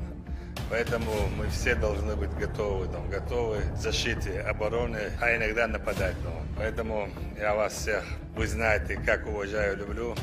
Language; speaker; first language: Russian; non-native, local second language; Chechen